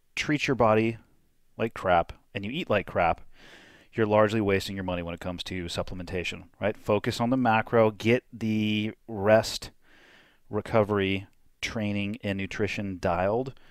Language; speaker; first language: English; native; English